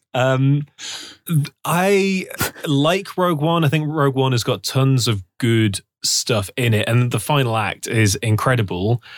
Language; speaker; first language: English; native; English